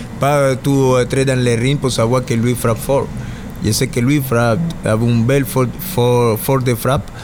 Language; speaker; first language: French; non-native, learner; Spanish